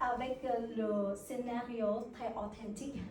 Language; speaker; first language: French; non-native, learner; Vietnamese